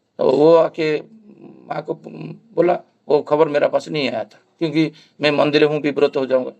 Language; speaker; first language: Hindi; non-native, local second language; Bangla